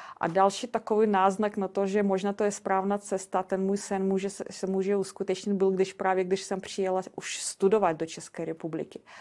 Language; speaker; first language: Czech; non-native, fluent; Russian